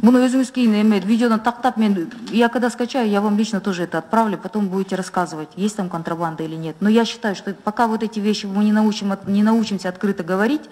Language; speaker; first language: Russian; non-native, local second language; Kyrgyz